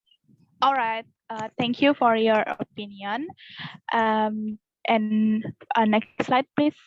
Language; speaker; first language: English; non-native, learner; Indonesian